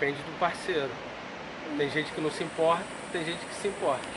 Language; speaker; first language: Portuguese; native; Portuguese